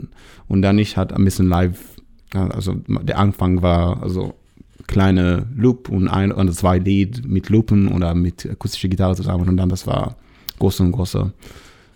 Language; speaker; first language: German; non-native, fluent; Hebrew